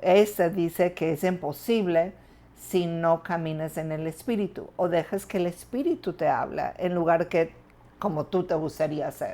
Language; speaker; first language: Spanish; non-native, fluent; English